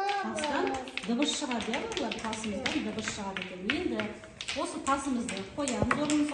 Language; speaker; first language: Kazakh; native; Kazakh